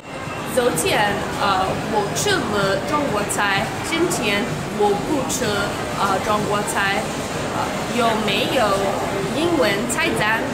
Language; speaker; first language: Chinese; non-native, learner; English